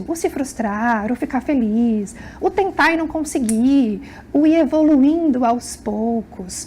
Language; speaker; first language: Portuguese; native; Portuguese